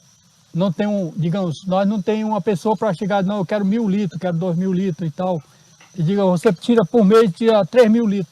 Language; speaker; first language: Portuguese; native; Portuguese